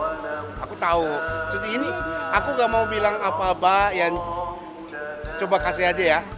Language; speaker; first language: Indonesian; non-native, fluent; Japanese